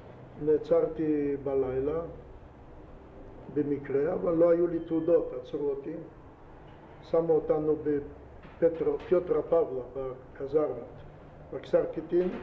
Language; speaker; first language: Hebrew; non-native, fluent; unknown